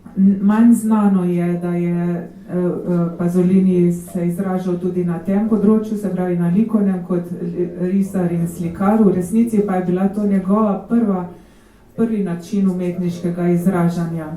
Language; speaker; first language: Slovenian; native; Slovenian